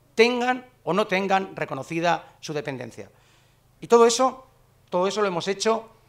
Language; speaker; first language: Spanish; native; Spanish